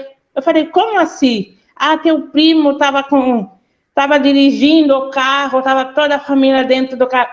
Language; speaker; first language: Portuguese; non-native, fluent; Haitian Creole